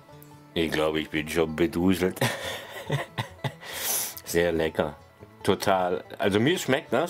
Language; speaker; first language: German; native; German